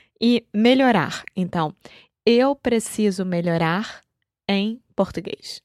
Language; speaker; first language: Portuguese; native; Portuguese